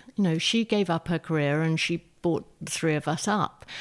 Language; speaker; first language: English; native; English